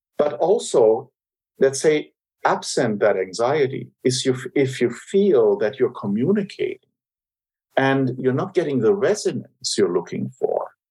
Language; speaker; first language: English; non-native, fluent; German